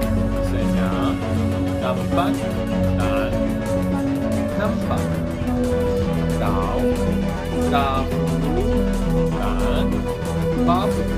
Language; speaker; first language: Indonesian; non-native, learner; Korean